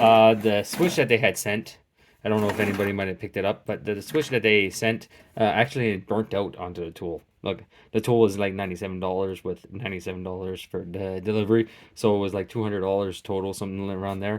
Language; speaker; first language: English; native; English